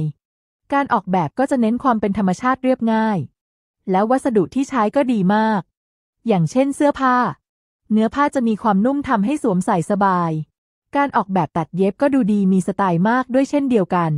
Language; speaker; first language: Thai; native; Thai